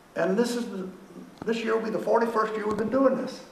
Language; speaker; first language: English; native; English